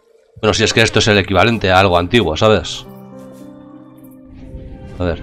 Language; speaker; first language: Spanish; native; Spanish